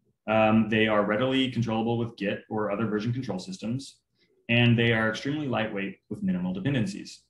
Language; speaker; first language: English; native; English